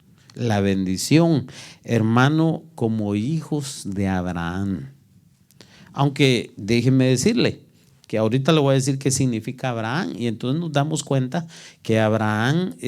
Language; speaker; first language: Spanish; native; Spanish